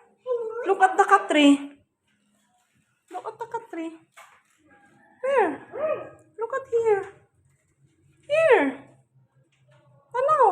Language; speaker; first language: English; non-native, local second language; Cebuano